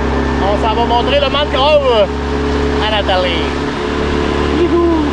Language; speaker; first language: French; native; French